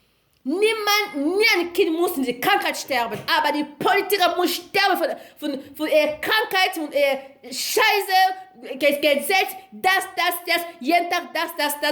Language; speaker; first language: German; non-native, learner; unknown